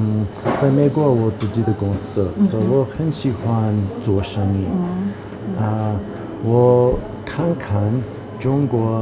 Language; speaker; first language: Chinese; non-native, learner; English